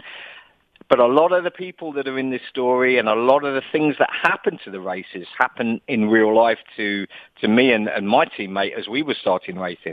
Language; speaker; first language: English; native; English